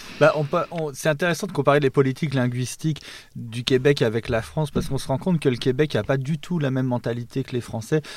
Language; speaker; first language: French; native; French